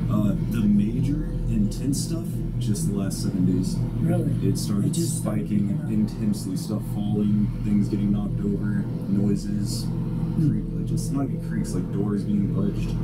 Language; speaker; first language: English; native; English